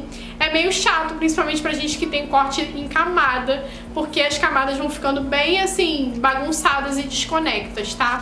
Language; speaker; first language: Portuguese; native; Portuguese